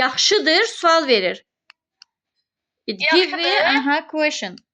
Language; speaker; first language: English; non-native, learner; Azerbaijani